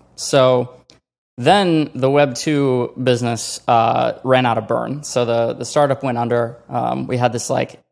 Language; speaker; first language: English; native; English